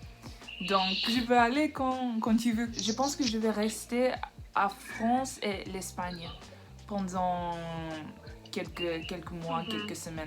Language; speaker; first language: French; non-native, learner; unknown